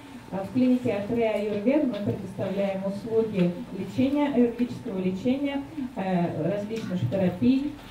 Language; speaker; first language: Russian; native; Russian